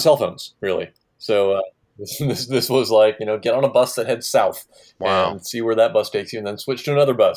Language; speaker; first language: English; native; English